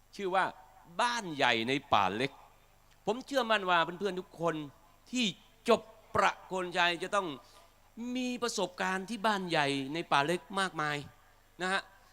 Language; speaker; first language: Thai; native; Thai